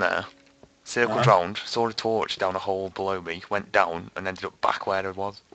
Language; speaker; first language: English; native; English